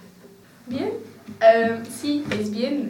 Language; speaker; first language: Spanish; non-native, learner; French